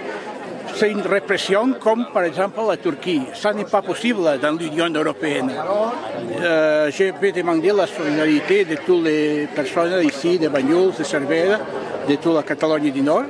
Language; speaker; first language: French; non-native, fluent; Catalan